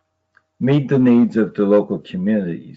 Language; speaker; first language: English; native; English